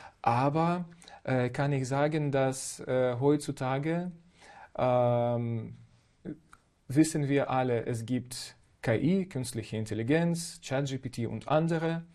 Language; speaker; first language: German; non-native, fluent; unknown